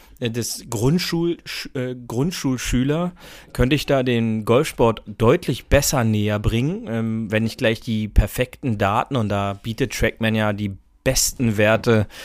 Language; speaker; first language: German; native; German